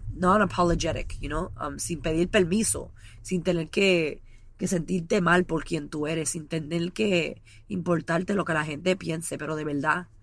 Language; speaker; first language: Spanish; early bilingual, heritage; Spanish